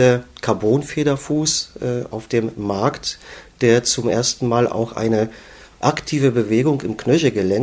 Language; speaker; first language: German; native; German